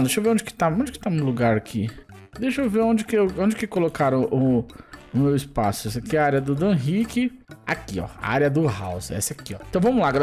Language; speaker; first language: Portuguese; native; Portuguese